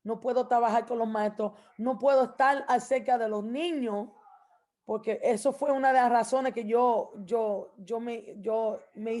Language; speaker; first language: Spanish; early bilingual, heritage; Spanish